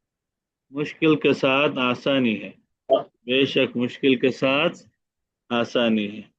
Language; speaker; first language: Hindi; non-native, fluent; Bangla